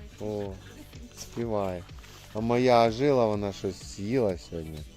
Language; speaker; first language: Ukrainian; native; Ukrainian